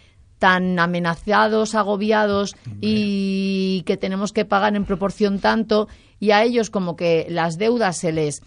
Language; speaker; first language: Spanish; native; Spanish